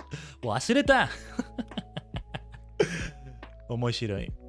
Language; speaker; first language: Japanese; non-native, learner; English